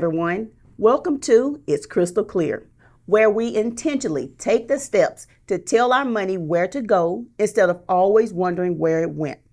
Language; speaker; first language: English; native; English